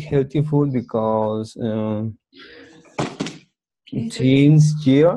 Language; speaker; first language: English; non-native, learner; Spanish